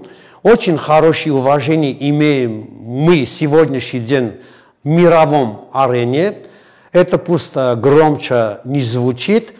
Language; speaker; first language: Russian; non-native, fluent; Armenian